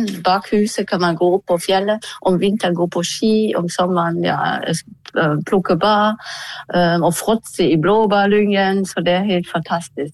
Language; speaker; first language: Norwegian; non-native, fluent; German